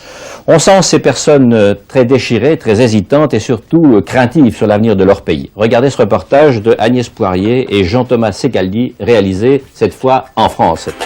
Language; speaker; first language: French; native; French